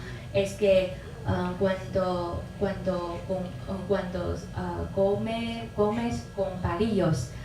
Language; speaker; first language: Spanish; non-native, fluent; Chinese